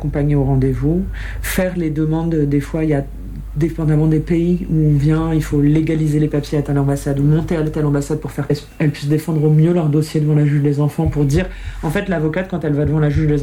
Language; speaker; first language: French; native; French